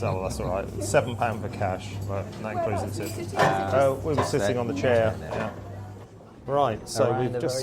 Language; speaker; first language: English; native; English